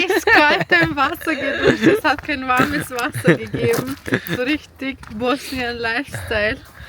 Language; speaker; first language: German; early bilingual, other home language; Bosnian